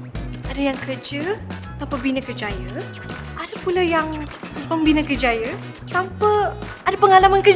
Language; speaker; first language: Malay; native; Malay